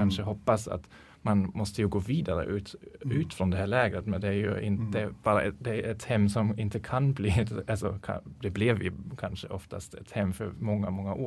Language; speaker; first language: Swedish; non-native, fluent; German